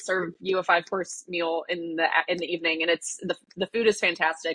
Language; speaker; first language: English; native; English